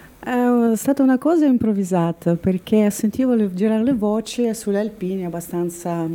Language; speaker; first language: Italian; non-native, learner; Russian